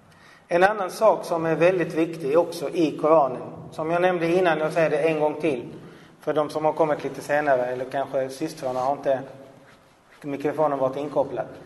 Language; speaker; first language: Swedish; non-native, fluent; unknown